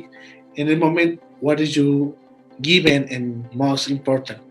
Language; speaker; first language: English; non-native, learner; Spanish